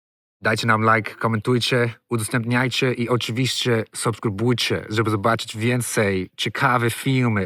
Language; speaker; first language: Polish; non-native, learner; English